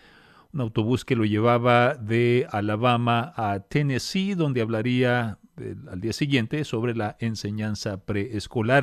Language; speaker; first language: Spanish; native; Spanish